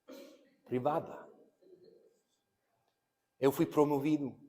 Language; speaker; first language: Portuguese; non-native, fluent; English